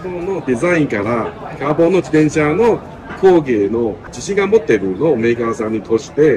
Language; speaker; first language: Japanese; non-native, learner; Chinese